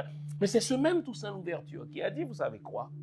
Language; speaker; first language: French; non-native, local second language; Haitian Creole